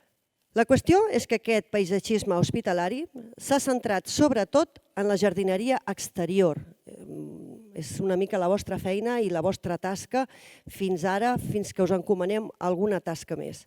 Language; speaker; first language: Catalan; native; Catalan